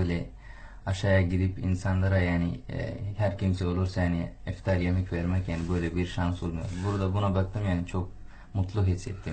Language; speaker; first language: Turkish; non-native, fluent; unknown